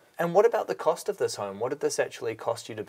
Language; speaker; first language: English; native; English